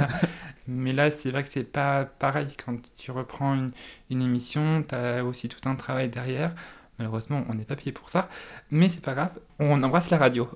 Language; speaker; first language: French; native; French